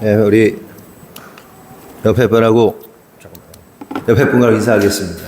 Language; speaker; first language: Korean; native; Korean